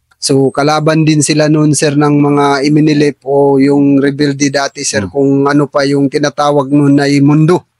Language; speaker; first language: Filipino; non-native, local second language; Tausug